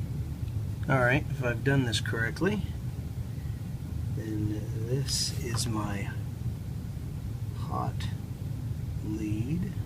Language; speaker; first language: English; native; English